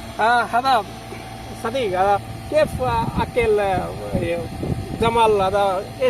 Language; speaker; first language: Arabic; non-native, learner; Bangla